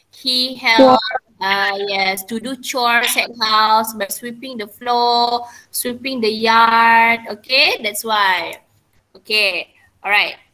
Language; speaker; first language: English; non-native, local second language; Malay